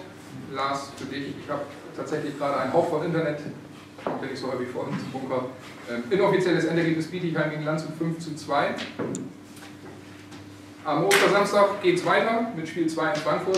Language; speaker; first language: German; native; German